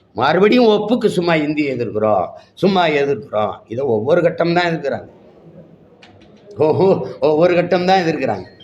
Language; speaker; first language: Tamil; native; Tamil